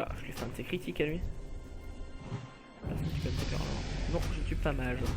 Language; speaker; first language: French; native; French